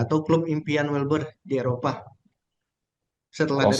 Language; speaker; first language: Indonesian; native; Indonesian